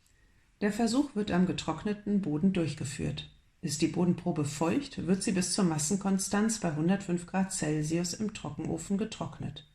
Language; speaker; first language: German; native; German